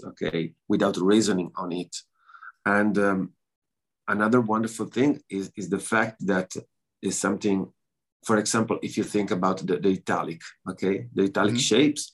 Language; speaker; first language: English; non-native, learner; Italian